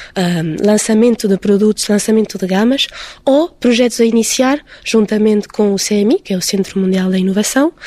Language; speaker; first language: Portuguese; early bilingual, heritage; Portuguese